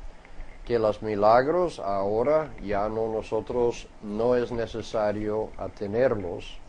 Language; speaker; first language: Spanish; non-native, fluent; English